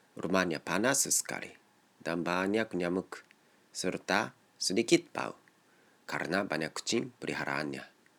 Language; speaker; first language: Indonesian; non-native, learner; Japanese